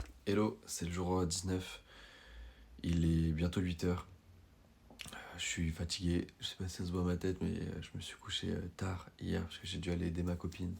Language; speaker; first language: French; native; French